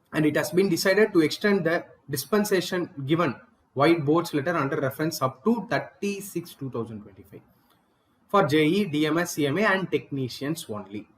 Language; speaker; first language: English; non-native, local second language; Tamil